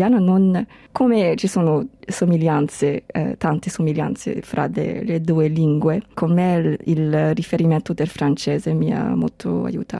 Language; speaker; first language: Italian; non-native, fluent; English